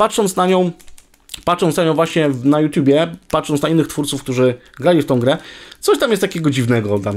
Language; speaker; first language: Polish; native; Polish